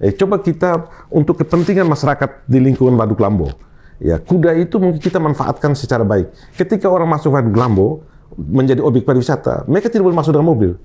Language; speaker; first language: Indonesian; non-native, local second language; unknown